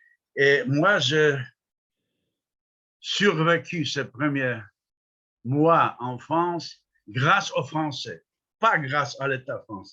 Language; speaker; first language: French; non-native, fluent; Polish